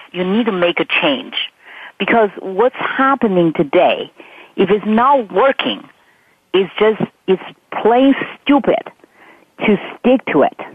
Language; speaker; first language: English; non-native, fluent; Chinese